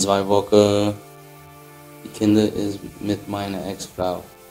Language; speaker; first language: German; non-native, learner; English